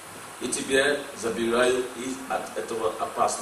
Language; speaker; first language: Russian; non-native, learner; English